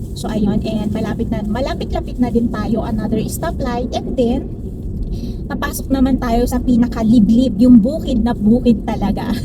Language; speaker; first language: Filipino; native; Filipino